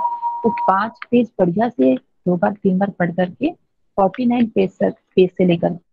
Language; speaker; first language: Hindi; native; Hindi